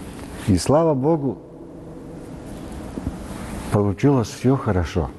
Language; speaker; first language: Russian; non-native, learner; Serbian